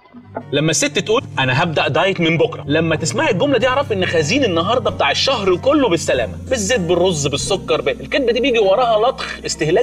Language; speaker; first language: Arabic; native; Arabic